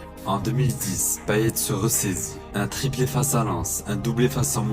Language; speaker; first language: French; native; French